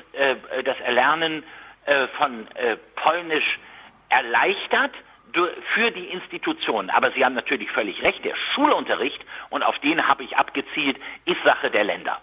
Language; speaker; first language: German; native; German